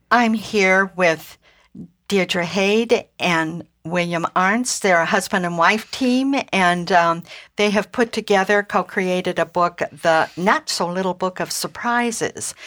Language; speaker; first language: English; native; English